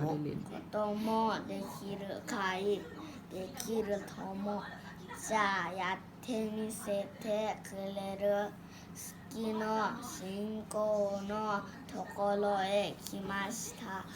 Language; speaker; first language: Japanese; non-native, learner; Thai